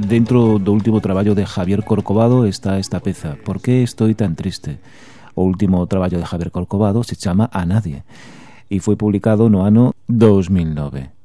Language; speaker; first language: Galician; native; Galician